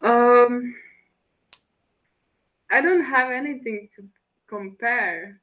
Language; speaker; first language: English; non-native, fluent; Latvian